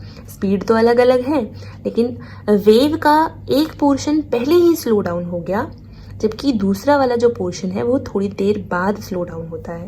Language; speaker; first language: Hindi; native; Hindi